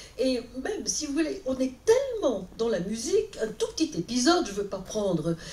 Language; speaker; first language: French; native; French